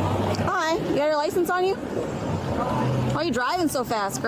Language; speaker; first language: English; native; English